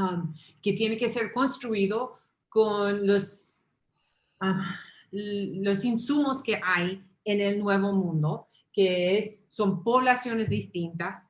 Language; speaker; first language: Spanish; early bilingual, heritage; English